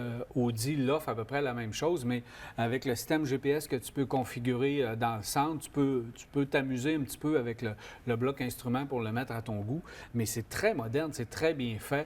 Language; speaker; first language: French; native; French